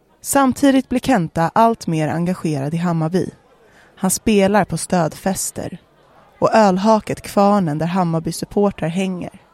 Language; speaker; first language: Swedish; native; Swedish